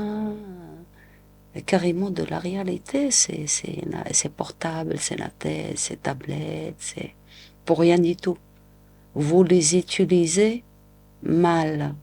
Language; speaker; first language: French; non-native, local second language; Arabic